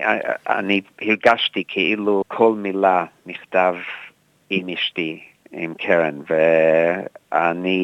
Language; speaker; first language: Hebrew; non-native, fluent; English